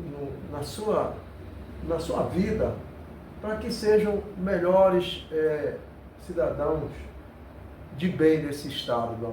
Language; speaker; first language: Portuguese; native; Portuguese